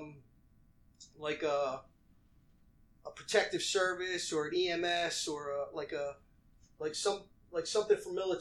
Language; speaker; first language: English; native; English